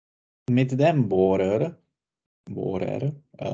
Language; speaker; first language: German; non-native, learner; Czech